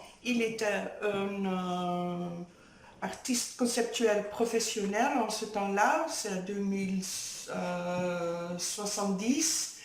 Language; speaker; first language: French; non-native, fluent; Dutch